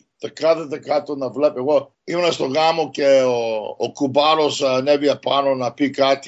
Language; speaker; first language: Greek; early bilingual, heritage; Greek